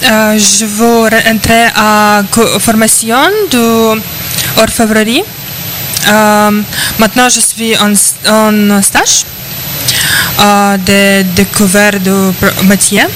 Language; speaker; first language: French; non-native, learner; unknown